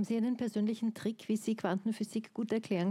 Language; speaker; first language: German; native; German